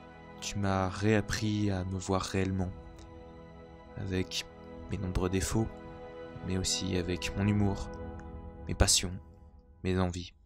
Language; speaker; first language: French; native; French